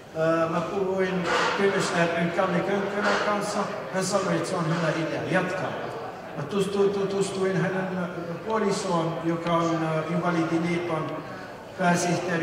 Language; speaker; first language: Finnish; non-native, fluent; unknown